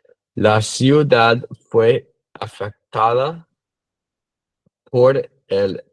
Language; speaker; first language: Spanish; non-native, learner; English